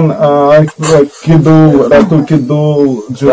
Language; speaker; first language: Indonesian; non-native, learner; Russian